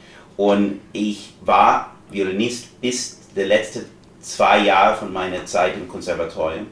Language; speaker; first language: German; non-native, fluent; English